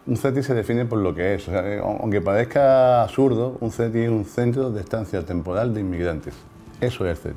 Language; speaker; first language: Spanish; native; Spanish